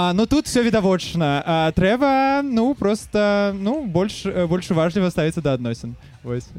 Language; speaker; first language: Belarusian; non-native, local second language; Russian